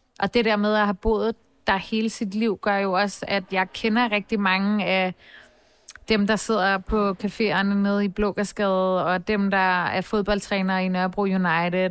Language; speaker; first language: Danish; native; Danish